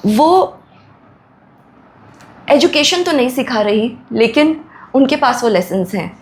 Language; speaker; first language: Hindi; native; Hindi